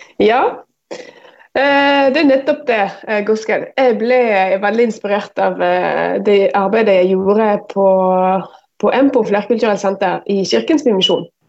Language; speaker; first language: Norwegian; non-native, fluent; Arabic